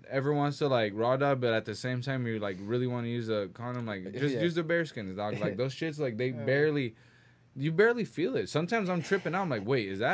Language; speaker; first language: English; early bilingual, other home language; Spanish